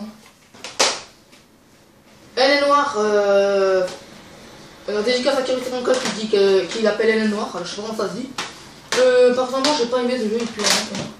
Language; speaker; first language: French; native; French